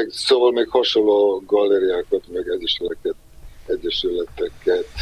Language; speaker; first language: Hungarian; non-native, fluent; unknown